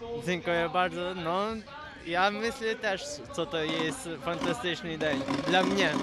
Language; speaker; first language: Polish; non-native, learner; Ukrainian